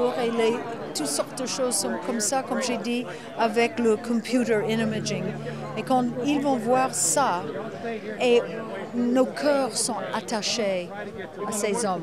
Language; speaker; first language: French; non-native, fluent; English